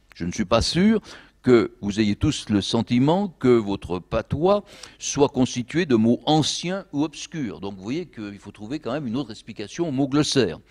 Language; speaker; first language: French; native; French